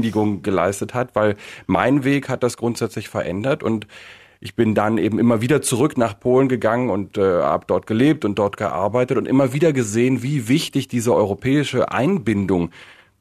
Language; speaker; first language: German; native; German